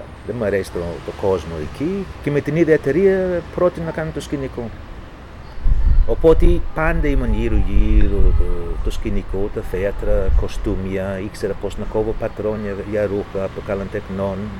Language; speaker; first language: Greek; non-native, fluent; English